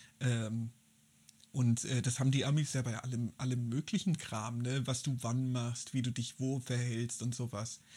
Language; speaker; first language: German; native; German